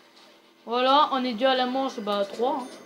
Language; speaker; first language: French; native; French